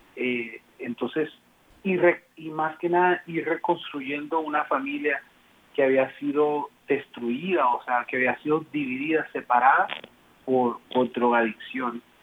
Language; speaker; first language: Spanish; early bilingual, heritage; Spanish